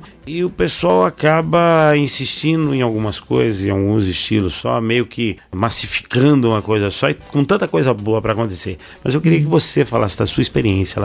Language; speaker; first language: Portuguese; native; Portuguese